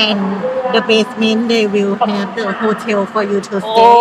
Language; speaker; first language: English; non-native, learner; Thai